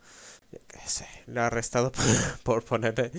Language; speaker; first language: Spanish; native; Spanish